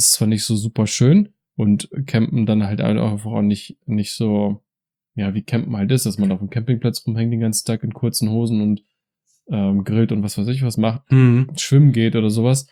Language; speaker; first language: German; native; German